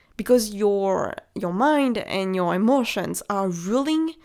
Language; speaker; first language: English; non-native, fluent; French